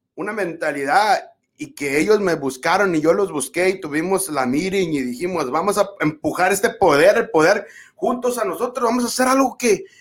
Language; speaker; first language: Spanish; early bilingual, other home language; English